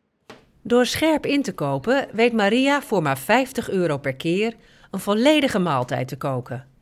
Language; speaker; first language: Dutch; native; Dutch